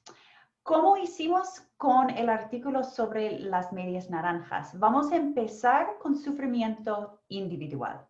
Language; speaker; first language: Spanish; non-native, fluent; English